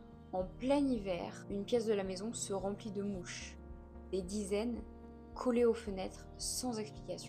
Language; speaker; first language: French; native; French